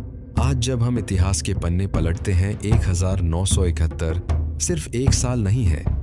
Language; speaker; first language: Hindi; native; Hindi